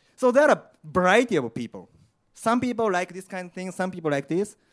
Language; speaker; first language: English; non-native, learner; Japanese